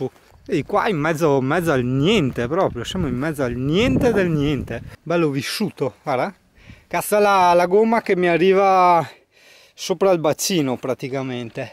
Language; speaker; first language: Italian; native; Italian